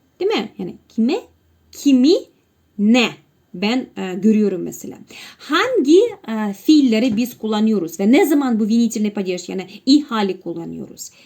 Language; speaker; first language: Turkish; non-native, fluent; Russian